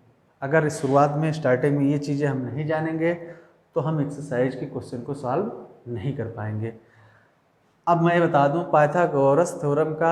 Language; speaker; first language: Hindi; native; Hindi